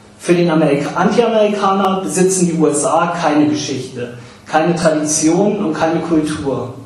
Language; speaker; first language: German; early bilingual, other home language; English